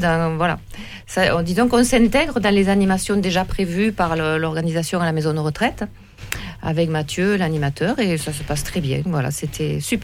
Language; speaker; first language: French; native; French